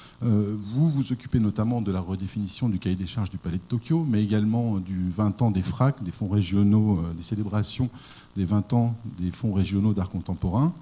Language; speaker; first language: French; native; French